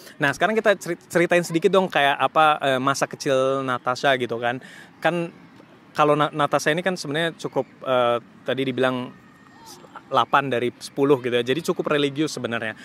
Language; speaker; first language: Indonesian; native; Indonesian